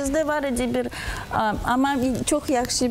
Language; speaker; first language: Azerbaijani; non-native, learner; Russian